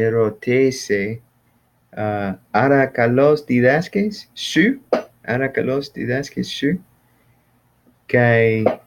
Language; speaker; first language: Greek; non-native, learner; English